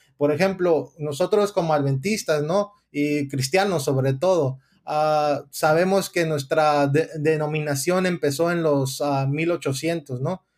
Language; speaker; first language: Spanish; early bilingual, heritage; Spanish